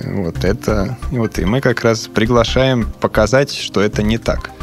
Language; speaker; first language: Russian; non-native, fluent; Serbian